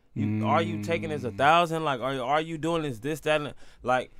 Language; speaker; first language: English; native; English